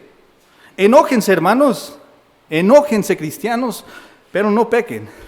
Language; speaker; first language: Spanish; native; Spanish